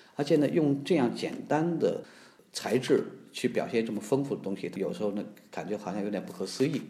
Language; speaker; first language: Chinese; native; Chinese